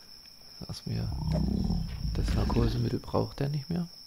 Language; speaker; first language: German; native; German